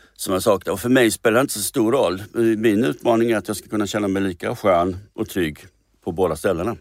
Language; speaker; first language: Swedish; native; Swedish